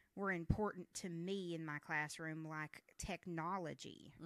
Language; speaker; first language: English; native; English